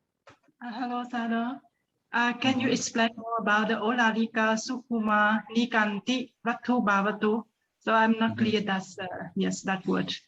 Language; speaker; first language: English; non-native, learner; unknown